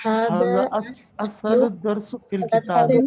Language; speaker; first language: Arabic; non-native, learner; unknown